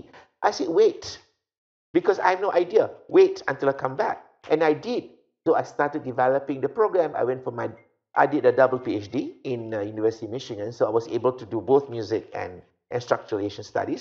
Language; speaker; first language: English; non-native, local second language; Malay